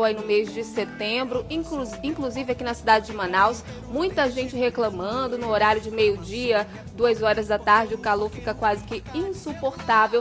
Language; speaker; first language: Portuguese; native; Portuguese